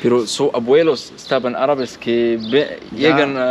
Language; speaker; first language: Spanish; non-native, learner; Arabic